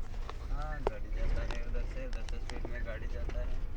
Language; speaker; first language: Hindi; non-native, local second language; Malayalam